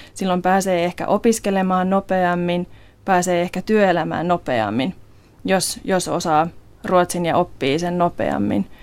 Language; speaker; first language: Finnish; non-native, local second language; Swedish